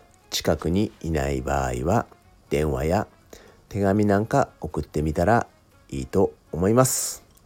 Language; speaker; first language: Japanese; native; Japanese